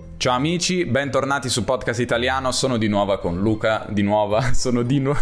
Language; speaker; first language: Italian; native; Italian